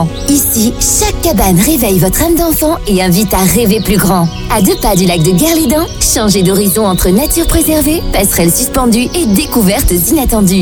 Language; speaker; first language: French; native; French